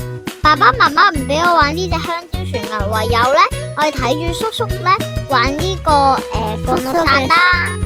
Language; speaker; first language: Chinese; native; Chinese